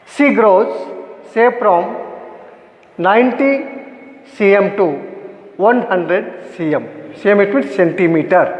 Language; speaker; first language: English; non-native, local second language; Kannada